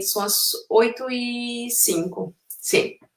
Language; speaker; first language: Portuguese; non-native, fluent; Spanish